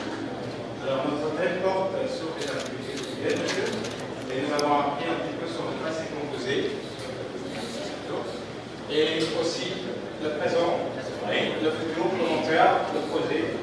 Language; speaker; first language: French; non-native, fluent; Indonesian